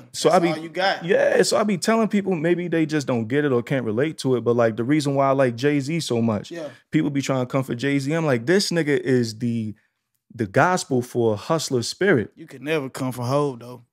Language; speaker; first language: English; native; English